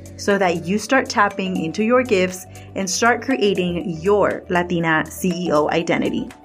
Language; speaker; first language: English; early bilingual, other home language; Spanish